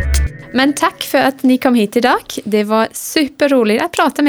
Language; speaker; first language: Swedish; non-native, fluent; German